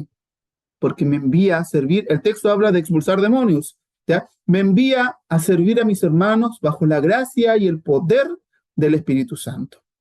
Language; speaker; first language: Spanish; native; Spanish